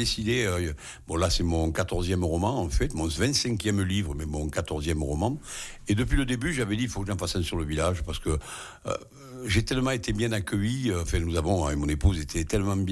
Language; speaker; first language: French; native; French